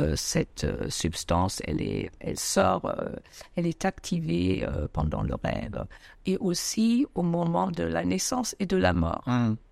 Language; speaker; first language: French; non-native, fluent; German